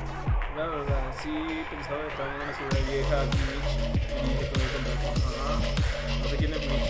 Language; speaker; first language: Spanish; native; Spanish